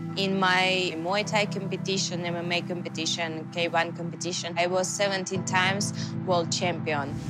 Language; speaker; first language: English; non-native, fluent; Russian